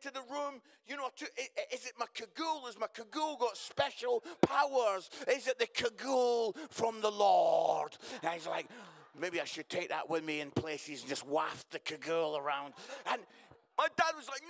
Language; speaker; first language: English; native; English